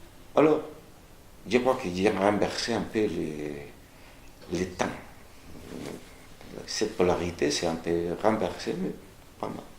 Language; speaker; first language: French; non-native, fluent; Spanish